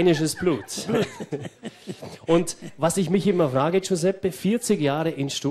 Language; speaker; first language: German; native; German